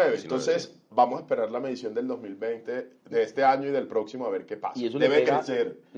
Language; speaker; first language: Spanish; native; Spanish